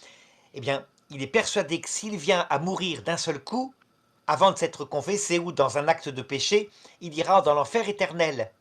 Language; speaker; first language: French; native; French